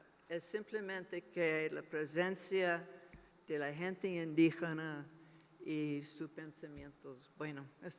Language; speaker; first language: Spanish; non-native, learner; English